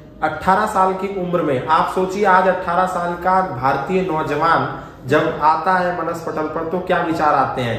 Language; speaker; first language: Hindi; native; Hindi